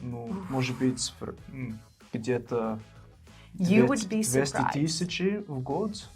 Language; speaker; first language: Russian; non-native, fluent; English